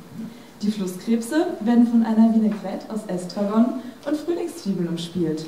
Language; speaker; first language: German; native; German